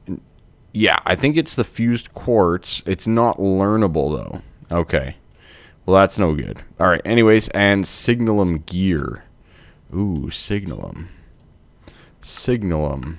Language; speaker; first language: English; native; English